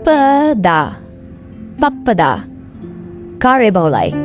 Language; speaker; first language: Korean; non-native, fluent; Sinhala